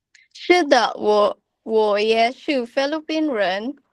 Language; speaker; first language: Chinese; non-native, learner; Filipino